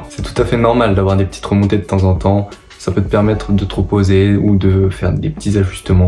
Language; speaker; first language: French; native; French